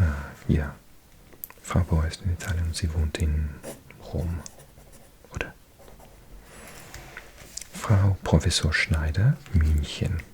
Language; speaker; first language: German; non-native, learner; English